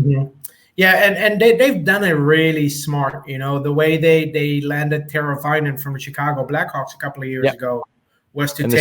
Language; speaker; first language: English; native; English